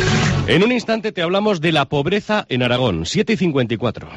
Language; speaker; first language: Spanish; native; Spanish